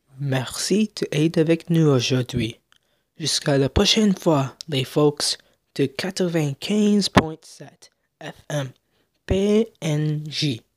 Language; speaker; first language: French; non-native, learner; English